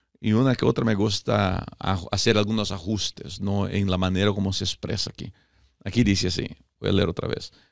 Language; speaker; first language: Spanish; early bilingual, heritage; Spanish